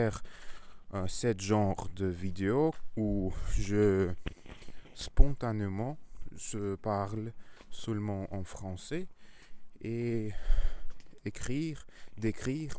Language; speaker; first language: French; non-native, learner; Russian